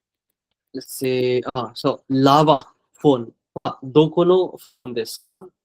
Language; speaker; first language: Japanese; non-native, learner; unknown